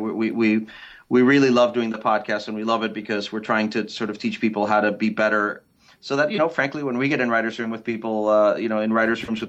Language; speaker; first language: English; early bilingual, other home language; Spanish